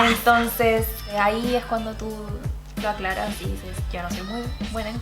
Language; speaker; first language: Spanish; early bilingual, other home language; Korean